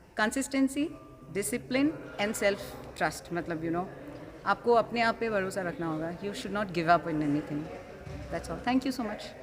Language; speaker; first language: Hindi; non-native, local second language; Assamese